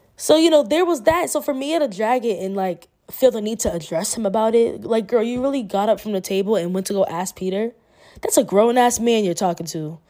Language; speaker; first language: English; native; English